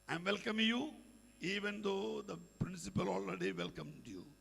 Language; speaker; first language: English; non-native, local second language; Malayalam